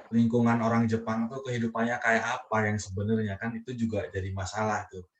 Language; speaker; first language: Indonesian; non-native, local second language; Sundanese